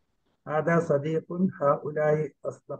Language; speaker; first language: Arabic; non-native, learner; Malayalam